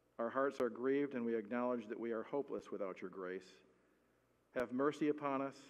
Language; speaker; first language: English; native; English